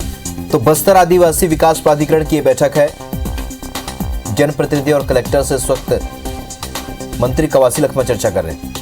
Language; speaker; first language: Hindi; native; Hindi